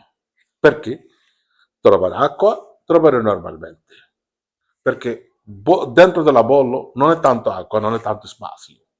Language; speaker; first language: Italian; non-native, learner; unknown